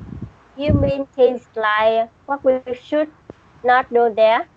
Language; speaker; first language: English; non-native, learner; Vietnamese